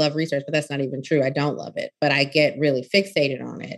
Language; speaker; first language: English; native; English